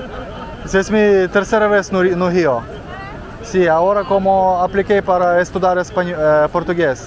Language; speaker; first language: Portuguese; non-native, learner; Russian